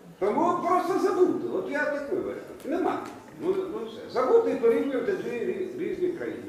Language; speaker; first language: Ukrainian; non-native, local second language; Russian